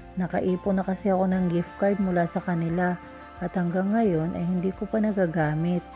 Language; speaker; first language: Filipino; native; Filipino